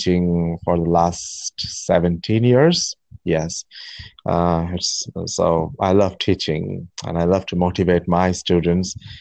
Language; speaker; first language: English; non-native, local second language; Bangla